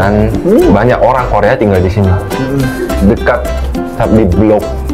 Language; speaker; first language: Indonesian; non-native, fluent; Korean